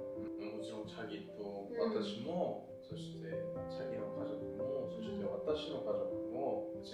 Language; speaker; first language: Japanese; non-native, learner; Korean